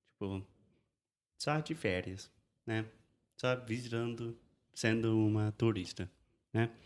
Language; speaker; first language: Portuguese; non-native, fluent; English